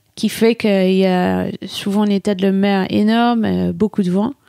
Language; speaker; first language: French; non-native, fluent; English